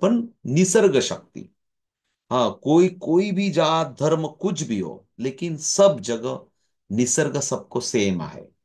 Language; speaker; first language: Hindi; non-native, local second language; Marathi